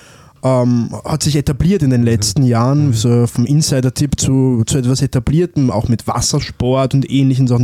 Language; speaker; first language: German; early bilingual, other home language; Italian